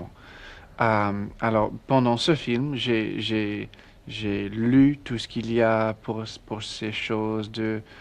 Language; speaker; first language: French; non-native, learner; English